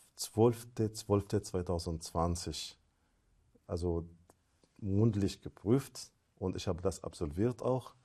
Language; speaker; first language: German; non-native, fluent; Arabic